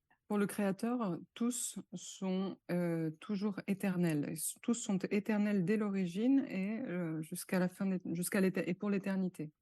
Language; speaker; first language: French; native; French